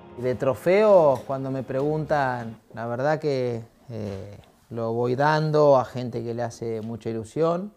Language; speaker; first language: Spanish; native; Spanish